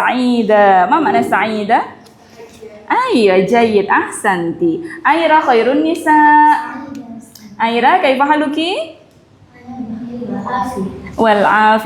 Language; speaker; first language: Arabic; non-native, fluent; Indonesian